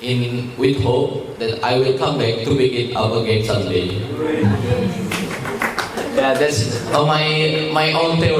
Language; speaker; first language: English; non-native, learner; Indonesian